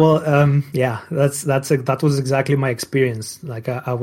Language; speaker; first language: English; non-native, fluent; Greek